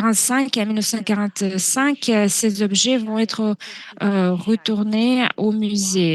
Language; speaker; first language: French; non-native, fluent; Russian